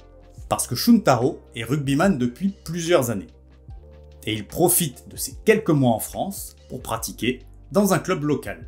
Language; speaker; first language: French; native; French